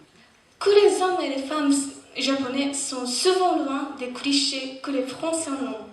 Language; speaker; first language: French; non-native, fluent; Japanese